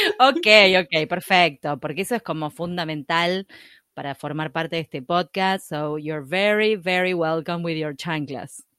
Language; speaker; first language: Spanish; native; Spanish